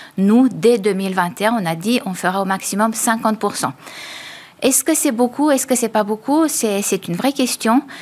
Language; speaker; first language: French; native; French